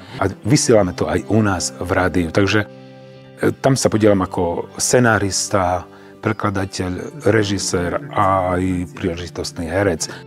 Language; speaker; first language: Slovak; non-native, local second language; Romany